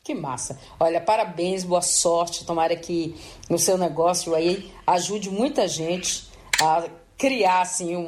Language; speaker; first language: Portuguese; native; Portuguese